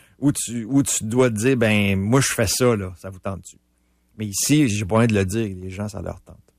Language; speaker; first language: French; native; French